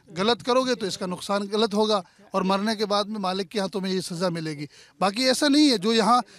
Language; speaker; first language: Hindi; native; Hindi